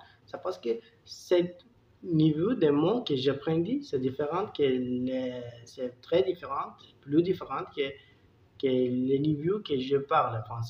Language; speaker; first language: French; non-native, learner; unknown